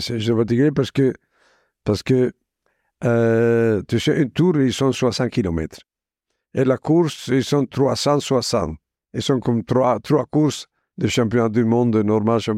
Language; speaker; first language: French; non-native, fluent; Italian